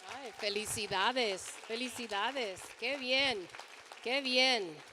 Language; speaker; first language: Spanish; early bilingual, heritage; Spanish